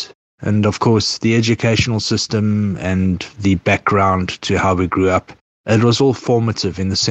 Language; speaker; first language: English; native; English